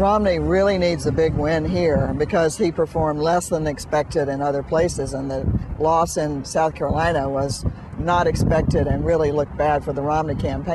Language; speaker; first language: English; native; English